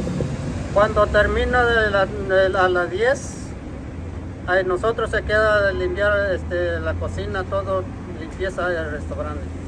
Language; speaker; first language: Spanish; non-native, local second language; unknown